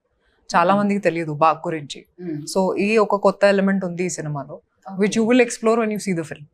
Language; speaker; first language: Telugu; non-native, fluent; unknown